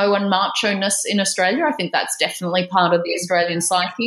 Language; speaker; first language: English; native; English